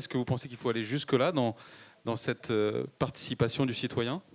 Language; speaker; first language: French; native; French